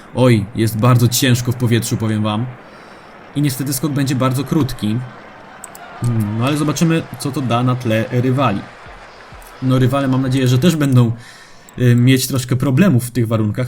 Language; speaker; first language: Polish; native; Polish